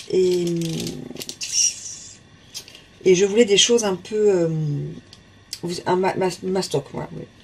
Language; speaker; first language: French; native; French